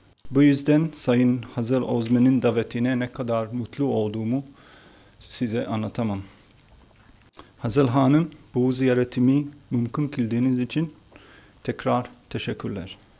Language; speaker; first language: Turkish; non-native, fluent; Hebrew